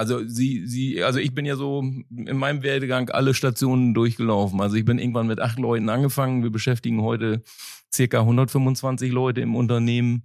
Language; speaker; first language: German; native; German